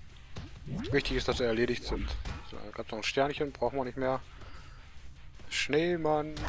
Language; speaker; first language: German; native; German